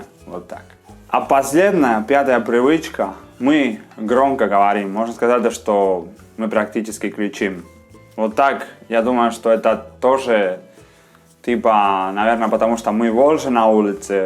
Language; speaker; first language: Russian; non-native, learner; Spanish